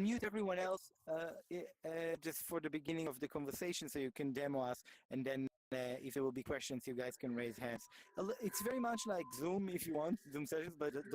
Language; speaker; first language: English; non-native, fluent; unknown